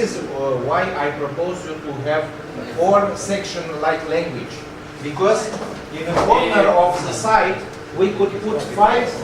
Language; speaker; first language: English; non-native, learner; Romanian